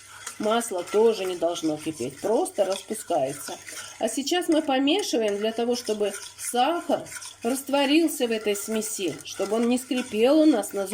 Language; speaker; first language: Russian; native; Russian